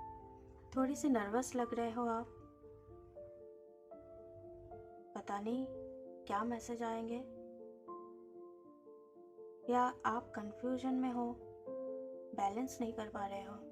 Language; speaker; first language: Hindi; native; Hindi